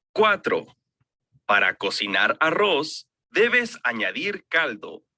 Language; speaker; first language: Spanish; non-native, learner; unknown